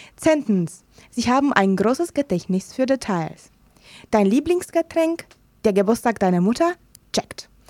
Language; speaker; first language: German; non-native, fluent; Romanian